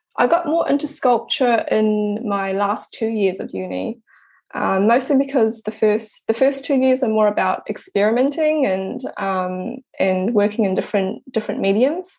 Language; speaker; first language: English; native; English